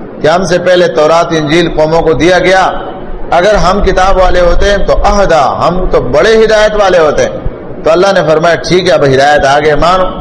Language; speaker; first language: Urdu; non-native, local second language; Pashto